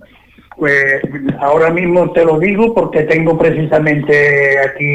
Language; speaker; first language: Spanish; native; Spanish